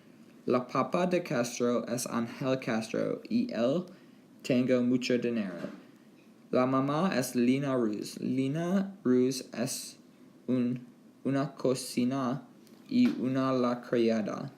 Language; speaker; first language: Spanish; non-native, learner; English